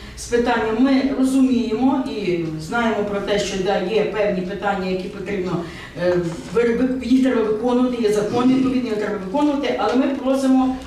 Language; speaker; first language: Ukrainian; native; Ukrainian